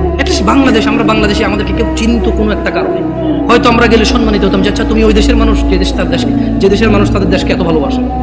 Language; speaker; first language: Bangla; early bilingual, heritage; Bangla